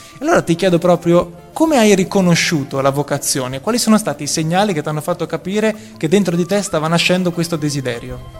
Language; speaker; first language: Italian; native; Italian